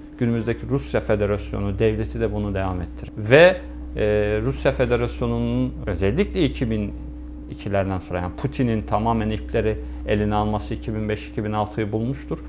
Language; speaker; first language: Turkish; native; Turkish